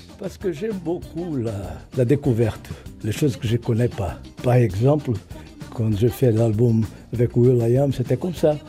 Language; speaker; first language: French; non-native, fluent; Portuguese